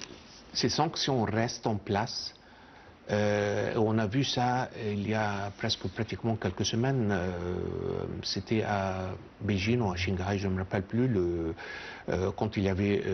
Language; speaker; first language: French; non-native, fluent; Arabic